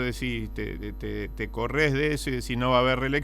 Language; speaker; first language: Spanish; native; Spanish